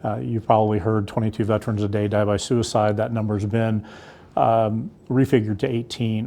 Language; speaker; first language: English; native; English